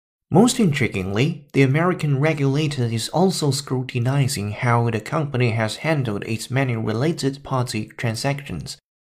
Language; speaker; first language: English; non-native, fluent; Chinese